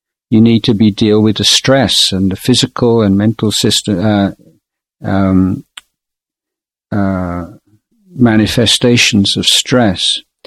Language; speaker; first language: English; native; English